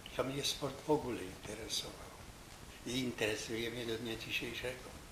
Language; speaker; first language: Polish; native; Polish